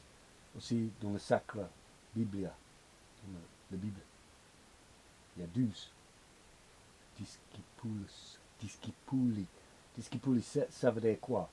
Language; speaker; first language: French; non-native, learner; English